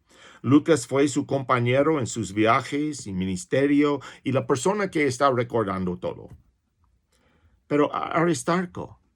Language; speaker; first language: Spanish; non-native, fluent; English